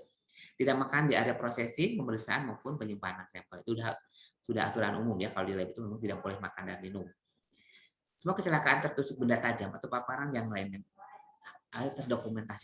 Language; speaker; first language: Indonesian; native; Indonesian